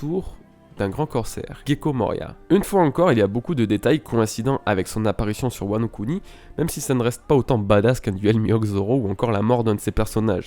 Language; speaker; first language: French; native; French